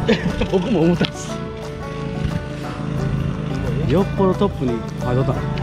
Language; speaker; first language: Japanese; native; Japanese